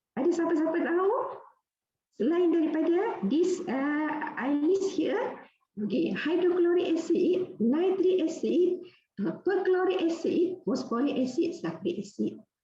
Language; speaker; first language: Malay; native; Malay